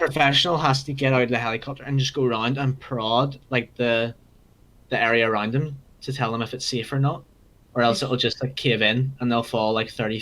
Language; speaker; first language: English; native; English